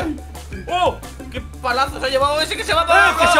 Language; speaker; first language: Spanish; native; Spanish